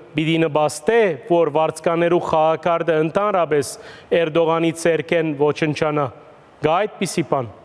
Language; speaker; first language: Armenian; early bilingual, heritage; Armenian